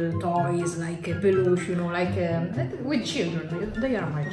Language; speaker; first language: English; non-native, fluent; Italian